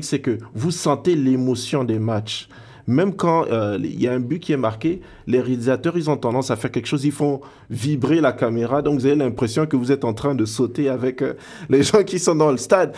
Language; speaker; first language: French; native; French